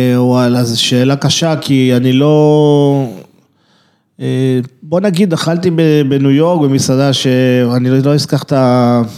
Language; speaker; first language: Hebrew; early bilingual, other home language; French